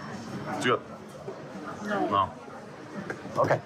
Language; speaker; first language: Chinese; non-native, learner; English